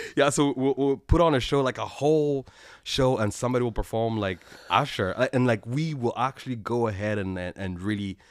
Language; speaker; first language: English; non-native, local second language; Kinyarwanda